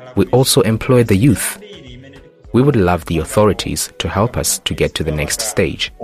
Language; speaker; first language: English; non-native, local second language; Tumbuka